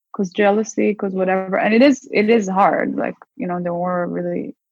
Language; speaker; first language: English; non-native, fluent; Hebrew